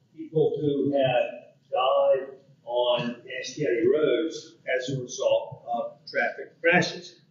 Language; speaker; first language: English; native; English